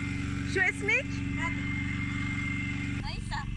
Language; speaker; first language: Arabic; non-native, learner; French